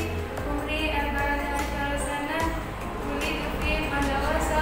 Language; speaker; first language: Arabic; non-native, learner; Indonesian